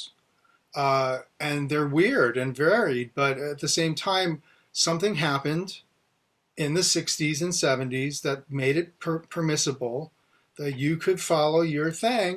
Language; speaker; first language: English; native; English